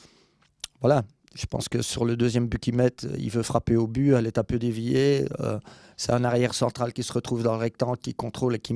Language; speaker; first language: French; native; French